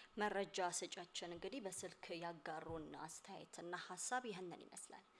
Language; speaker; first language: Amharic; non-native, local second language; Tigrinya